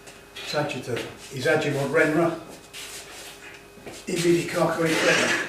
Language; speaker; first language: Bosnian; non-native, learner; English